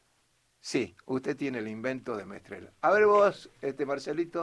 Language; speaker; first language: Spanish; native; Spanish